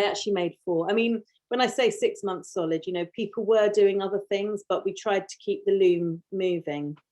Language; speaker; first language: English; native; English